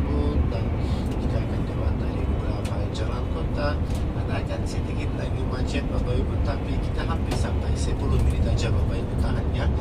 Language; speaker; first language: Indonesian; non-native, fluent; Turkish